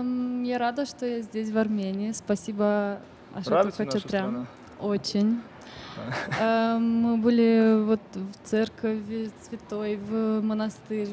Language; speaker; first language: Russian; non-native, fluent; Romanian